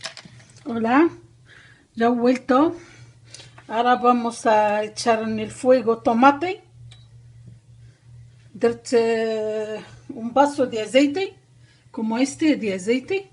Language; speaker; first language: Spanish; non-native, learner; Arabic